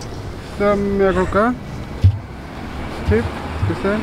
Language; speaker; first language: Norwegian; native; Norwegian